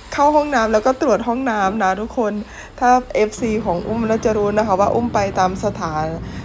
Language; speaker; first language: Thai; non-native, local second language; Northern Khmer